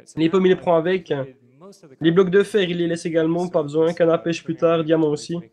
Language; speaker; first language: French; native; French